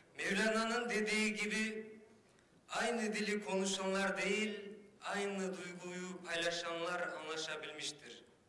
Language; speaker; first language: Turkish; non-native, fluent; Kyrgyz